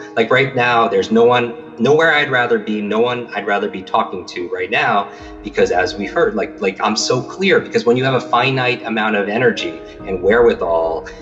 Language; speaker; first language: English; native; English